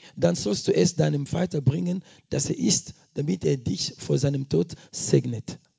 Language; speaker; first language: German; non-native, fluent; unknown